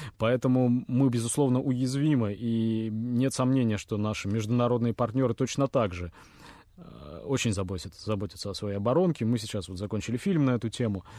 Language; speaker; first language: Russian; native; Russian